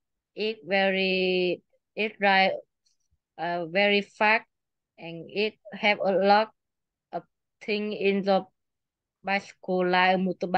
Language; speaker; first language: English; non-native, learner; Vietnamese